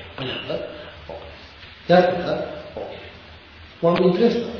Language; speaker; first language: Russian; non-native, learner; Tibetan